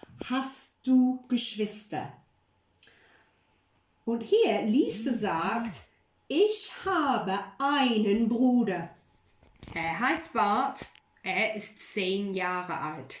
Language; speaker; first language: German; non-native, fluent; English